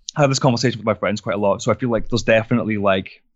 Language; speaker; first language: English; non-native, fluent; French